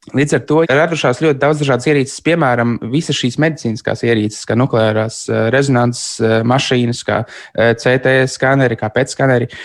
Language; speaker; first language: Latvian; native; Latvian